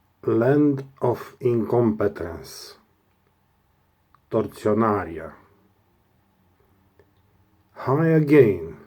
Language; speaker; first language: English; non-native, learner; Romanian